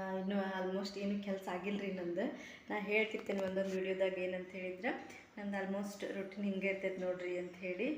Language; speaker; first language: Kannada; native; Kannada